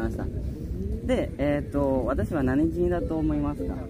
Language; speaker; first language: Japanese; non-native, learner; Indonesian